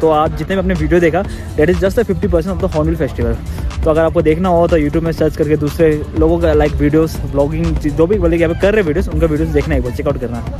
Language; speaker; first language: Hindi; non-native, local second language; Nepali